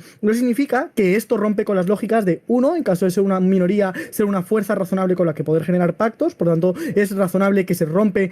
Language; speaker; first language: Spanish; native; Spanish